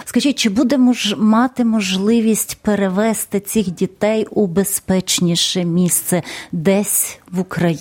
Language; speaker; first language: Ukrainian; native; Ukrainian